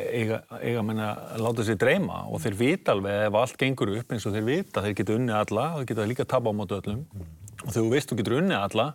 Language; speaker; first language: Icelandic; native; Icelandic